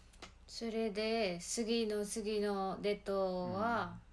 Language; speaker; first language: Japanese; non-native, learner; Mongolian